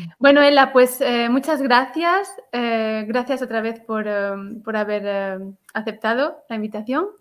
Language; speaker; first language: Spanish; native; Spanish